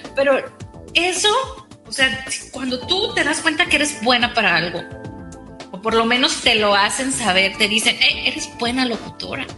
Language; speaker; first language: Spanish; native; Spanish